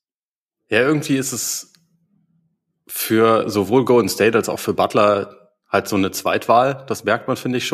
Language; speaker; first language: German; native; German